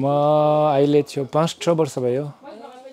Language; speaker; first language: Nepali; non-native, learner; French